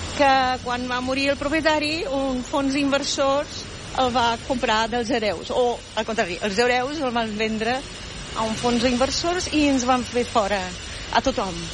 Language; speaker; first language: Catalan; non-native, fluent; German